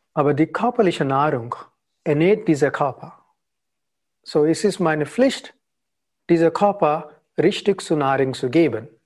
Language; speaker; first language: German; non-native, learner; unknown